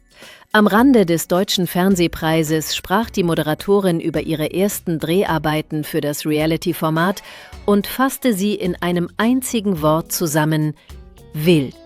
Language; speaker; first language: German; native; German